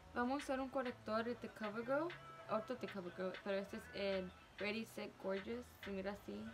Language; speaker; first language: Spanish; early bilingual, heritage; Spanish